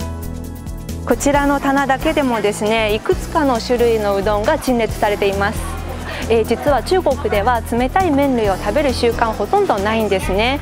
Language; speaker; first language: Japanese; non-native, fluent; Chinese